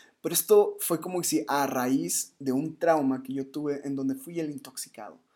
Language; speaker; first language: Spanish; native; Spanish